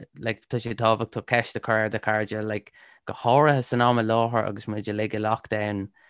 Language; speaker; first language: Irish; non-native, local second language; English